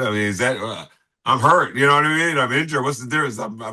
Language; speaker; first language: English; native; English